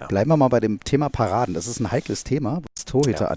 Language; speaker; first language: German; native; German